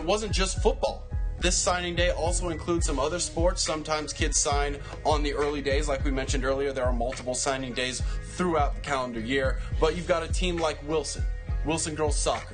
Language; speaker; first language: English; native; English